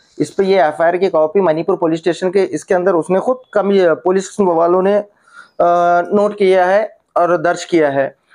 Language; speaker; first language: Hindi; native; Hindi